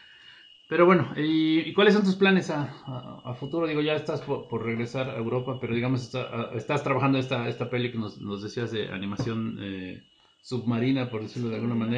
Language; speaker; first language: Spanish; native; Spanish